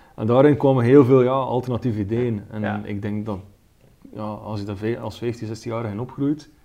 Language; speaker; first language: Dutch; native; Dutch